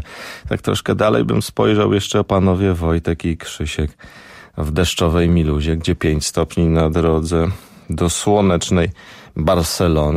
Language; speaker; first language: Polish; native; Polish